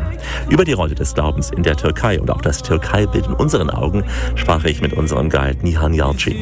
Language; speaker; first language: German; native; German